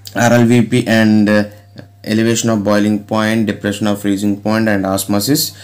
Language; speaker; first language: English; non-native, local second language; Telugu